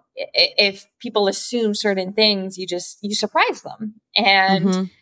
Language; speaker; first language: English; native; English